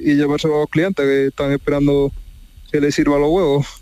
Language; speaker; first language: Spanish; native; Spanish